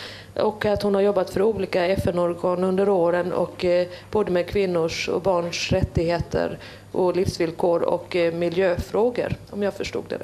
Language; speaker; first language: Swedish; native; Swedish